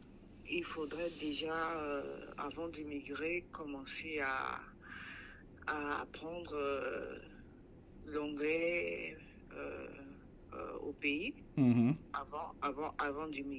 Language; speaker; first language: French; non-native, local second language; Sango